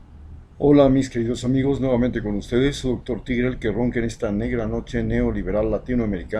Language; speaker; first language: Spanish; native; Spanish